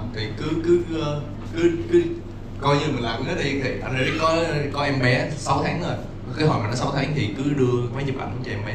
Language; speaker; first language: Vietnamese; native; Vietnamese